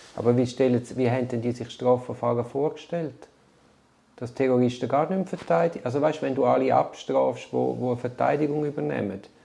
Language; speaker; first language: German; native; German